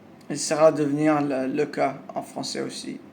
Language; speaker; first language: French; non-native, learner; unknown